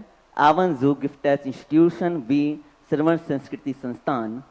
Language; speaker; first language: German; non-native, learner; Hindi